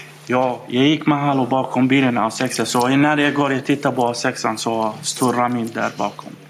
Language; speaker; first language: Swedish; non-native, learner; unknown